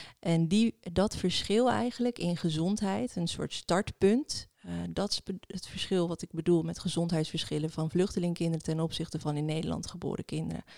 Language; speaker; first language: Dutch; early bilingual, other home language; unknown